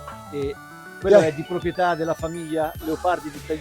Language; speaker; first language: Italian; native; Italian